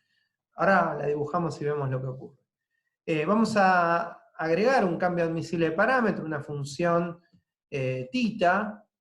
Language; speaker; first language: Spanish; native; Spanish